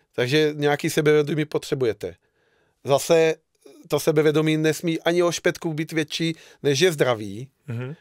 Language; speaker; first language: Czech; non-native, fluent; Hungarian